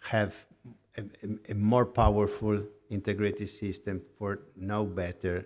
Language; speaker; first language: English; non-native, fluent; Italian